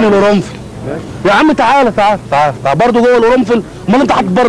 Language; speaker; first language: Arabic; native; Arabic